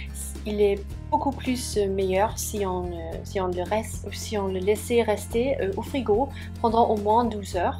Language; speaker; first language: French; non-native, fluent; Swedish